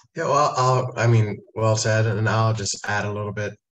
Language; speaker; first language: English; native; English